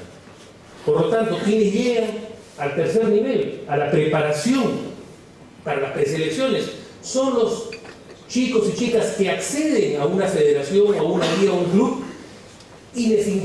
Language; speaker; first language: Spanish; native; Spanish